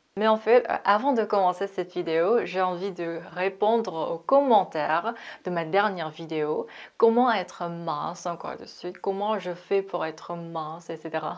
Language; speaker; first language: French; non-native, fluent; Korean